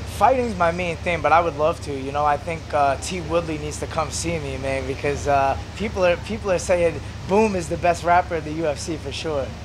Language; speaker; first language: English; native; English